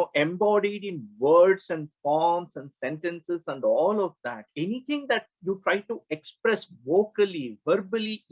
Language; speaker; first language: English; non-native, local second language; Kannada